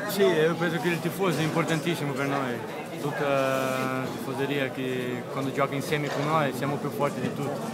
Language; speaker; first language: Italian; non-native, fluent; Portuguese